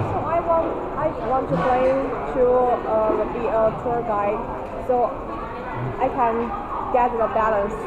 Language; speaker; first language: English; non-native, learner; Chinese